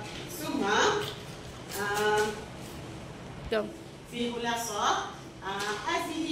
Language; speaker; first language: Arabic; non-native, learner; Malay